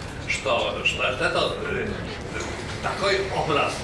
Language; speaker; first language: Russian; non-native, fluent; Polish